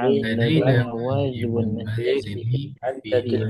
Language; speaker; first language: Arabic; non-native, learner; Indonesian